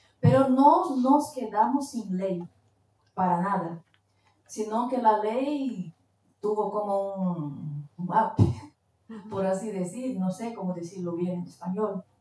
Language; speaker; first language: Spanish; non-native, fluent; Portuguese